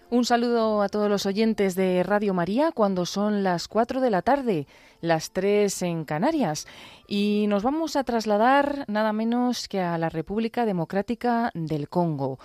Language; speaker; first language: Spanish; native; Spanish